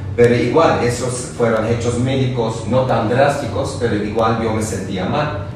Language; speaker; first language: Spanish; non-native, fluent; Dutch